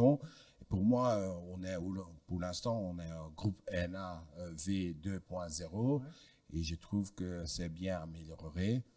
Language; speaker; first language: French; non-native, fluent; Dutch